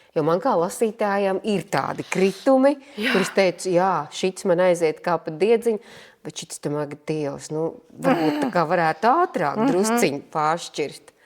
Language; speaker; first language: Latvian; native; Latvian